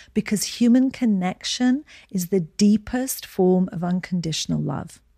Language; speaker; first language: English; native; English